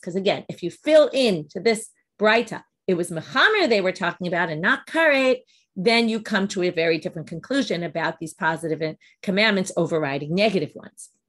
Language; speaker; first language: English; native; English